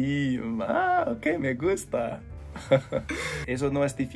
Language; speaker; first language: Spanish; non-native, fluent; English